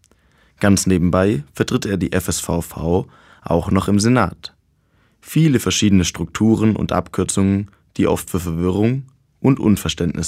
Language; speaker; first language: German; native; German